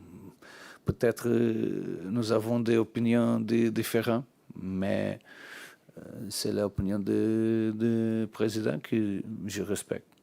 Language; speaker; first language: French; non-native, learner; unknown